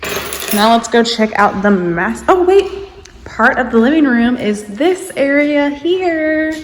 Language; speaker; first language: English; native; English